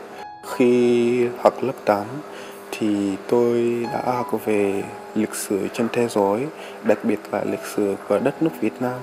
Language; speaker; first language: Vietnamese; non-native, fluent; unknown